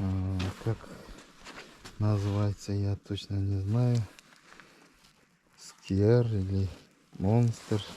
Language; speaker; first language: Russian; non-native, local second language; Kyrgyz